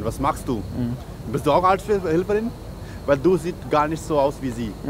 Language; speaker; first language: German; non-native, fluent; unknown